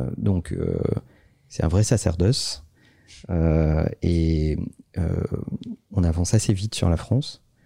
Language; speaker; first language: French; native; French